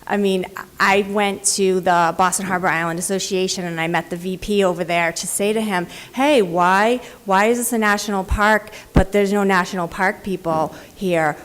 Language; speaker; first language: English; native; English